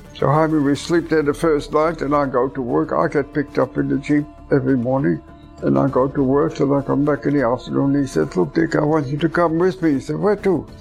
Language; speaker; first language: English; non-native, fluent; Dutch